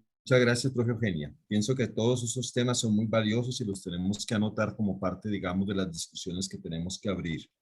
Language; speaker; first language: Spanish; native; Spanish